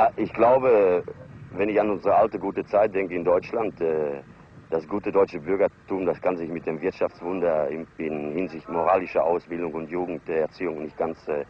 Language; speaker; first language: German; native; German